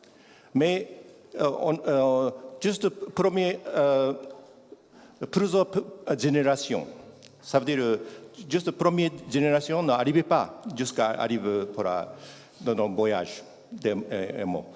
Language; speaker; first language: French; non-native, learner; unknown